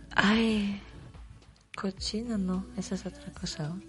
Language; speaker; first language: Spanish; non-native, fluent; German